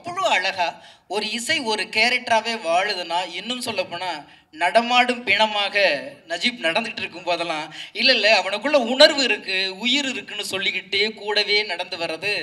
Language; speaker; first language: Tamil; native; Tamil